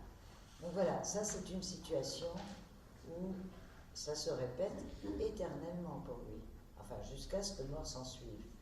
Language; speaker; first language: French; native; French